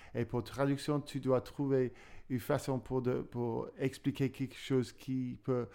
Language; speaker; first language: French; non-native, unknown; English